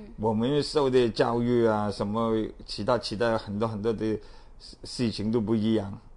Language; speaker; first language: Chinese; non-native, local second language; Cantonese